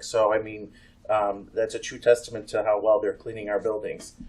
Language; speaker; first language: English; native; English